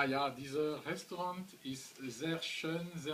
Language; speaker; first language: German; non-native, learner; French